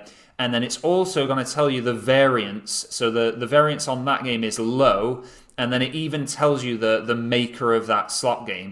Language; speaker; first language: English; native; English